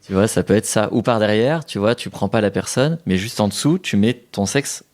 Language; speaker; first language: French; native; French